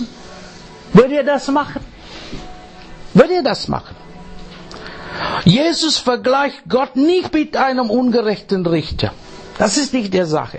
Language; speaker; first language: German; non-native, fluent; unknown